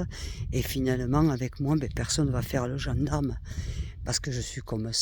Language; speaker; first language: French; native; French